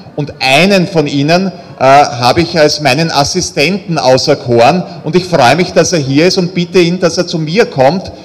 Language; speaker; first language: German; native; German